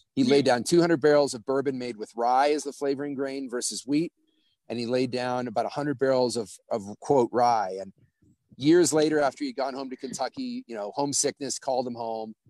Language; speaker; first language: English; native; English